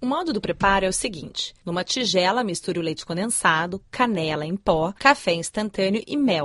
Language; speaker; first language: Portuguese; native; Portuguese